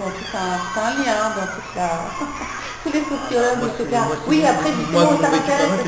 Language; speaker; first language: French; native; French